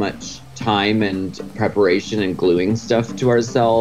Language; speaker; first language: English; native; English